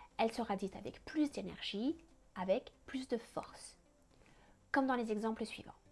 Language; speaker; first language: French; native; French